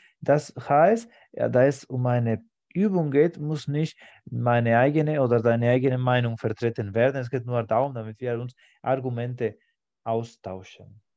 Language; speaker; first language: German; non-native, fluent; Spanish